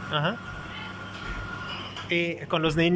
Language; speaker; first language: Spanish; non-native, learner; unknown